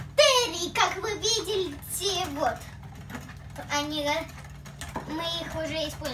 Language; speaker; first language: Russian; early bilingual, heritage; Russian